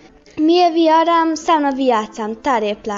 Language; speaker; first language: Romanian; early bilingual, heritage; Romanian